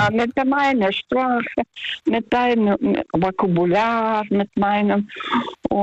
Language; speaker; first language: German; non-native, fluent; Russian